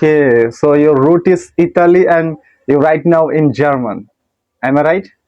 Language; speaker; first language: English; non-native, learner; Bangla